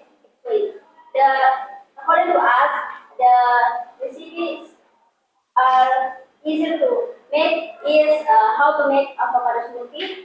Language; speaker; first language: English; non-native, learner; Indonesian